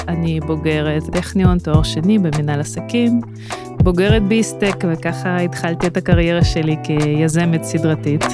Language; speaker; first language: Hebrew; non-native, fluent; Russian